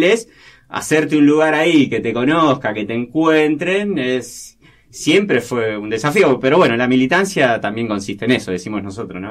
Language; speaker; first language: Spanish; native; Spanish